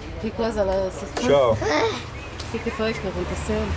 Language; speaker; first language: Italian; non-native, learner; Portuguese